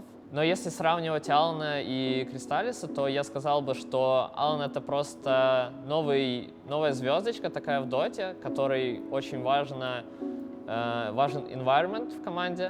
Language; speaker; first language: Russian; native; Russian